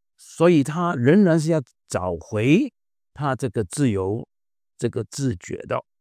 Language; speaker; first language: Chinese; native; Chinese